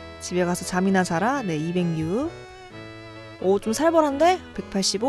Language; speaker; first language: Korean; native; Korean